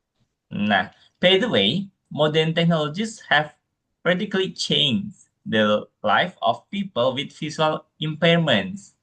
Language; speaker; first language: English; non-native, fluent; Indonesian